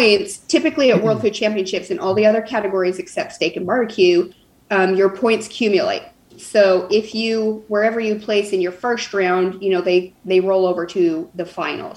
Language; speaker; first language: English; native; English